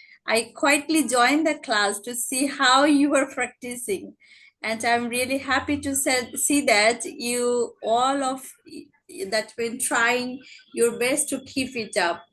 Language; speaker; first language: English; non-native, learner; Bangla